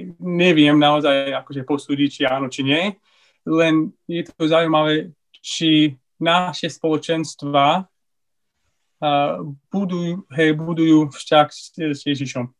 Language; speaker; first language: Slovak; non-native, learner; English